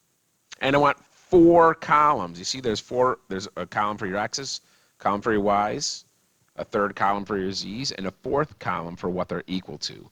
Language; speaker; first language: English; native; English